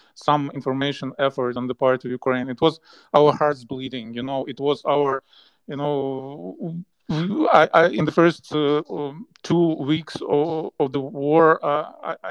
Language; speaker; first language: English; non-native, fluent; Ukrainian